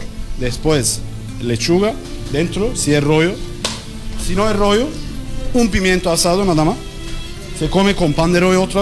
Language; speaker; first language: Spanish; non-native, learner; Turkish